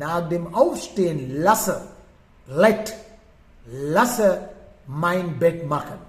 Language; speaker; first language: German; non-native, fluent; Sinhala